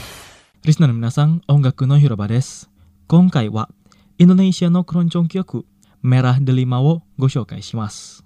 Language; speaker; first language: Japanese; non-native, fluent; Indonesian